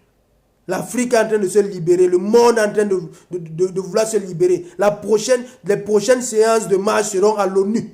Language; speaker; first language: French; non-native, local second language; Basaa